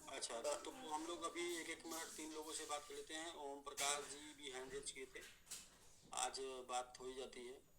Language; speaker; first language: Hindi; native; Hindi